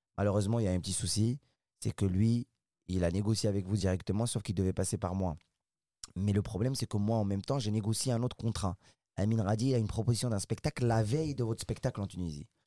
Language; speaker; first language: French; non-native, local second language; Arabic